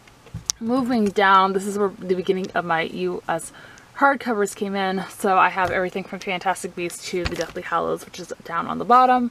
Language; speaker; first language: English; native; English